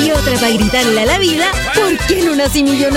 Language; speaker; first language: Spanish; native; Spanish